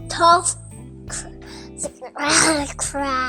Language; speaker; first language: English; non-native, local second language; Jamaican Creole English